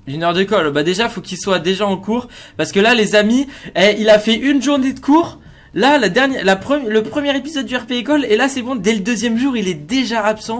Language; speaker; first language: French; native; French